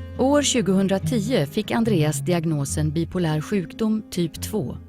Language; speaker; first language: Swedish; native; Swedish